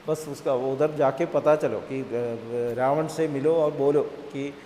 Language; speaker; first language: Hindi; non-native, local second language; Malayalam